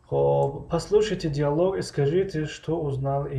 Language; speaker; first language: Russian; non-native, fluent; Tajik